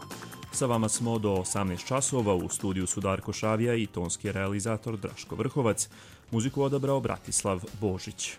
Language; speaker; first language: Croatian; native; Croatian